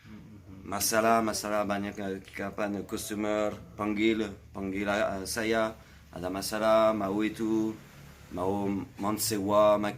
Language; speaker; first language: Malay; non-native, learner; French